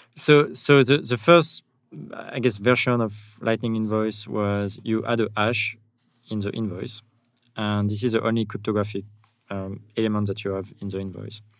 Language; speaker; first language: English; non-native, fluent; French